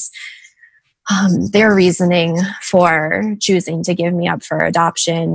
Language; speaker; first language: English; native; English